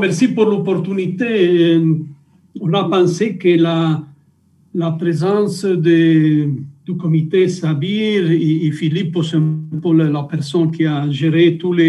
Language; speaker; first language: French; non-native, fluent; Italian